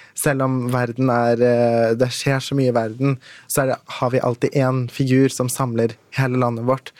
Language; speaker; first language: Norwegian; early bilingual, other home language; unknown